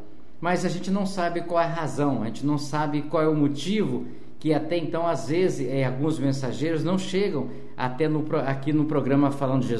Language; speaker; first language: Portuguese; native; Portuguese